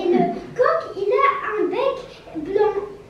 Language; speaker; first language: French; non-native, local second language; Arabic